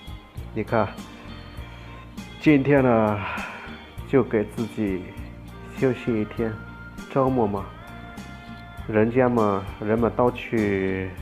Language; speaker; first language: Chinese; non-native, fluent; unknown